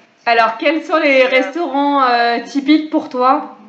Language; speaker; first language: French; native; French